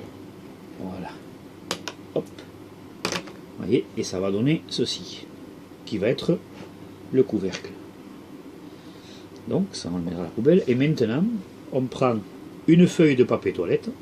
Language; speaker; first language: French; native; French